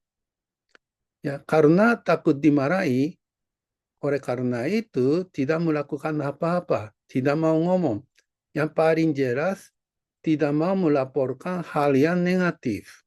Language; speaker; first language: Indonesian; non-native, fluent; Japanese